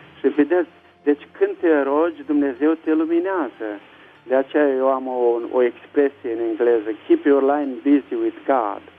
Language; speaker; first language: Romanian; native; Romanian